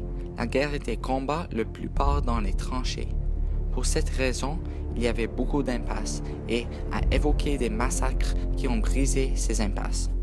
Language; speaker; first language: French; non-native, learner; English